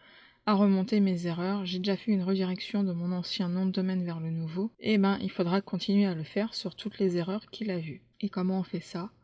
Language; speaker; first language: French; native; French